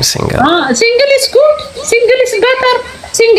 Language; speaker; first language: English; non-native, learner; Amharic